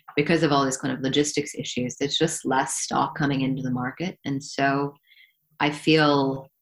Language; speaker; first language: English; native; English